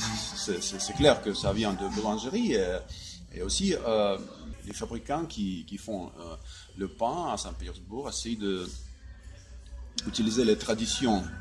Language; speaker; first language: French; non-native, fluent; Russian